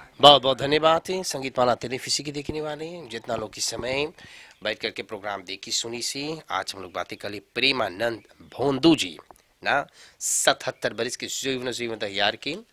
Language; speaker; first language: Hindi; early bilingual, heritage; Hindi